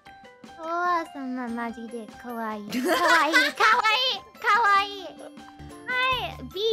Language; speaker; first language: Japanese; non-native, learner; English